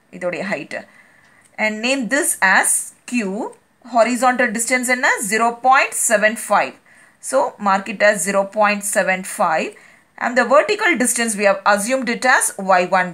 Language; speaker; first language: English; non-native, local second language; Tamil